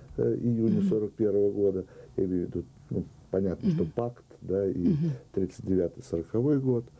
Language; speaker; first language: Russian; native; Russian